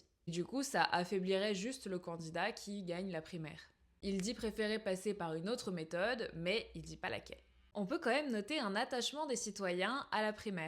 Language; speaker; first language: French; native; French